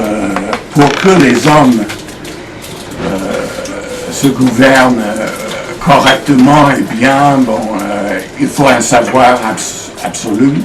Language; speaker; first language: French; non-native, fluent; English